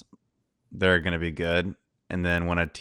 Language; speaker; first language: English; native; English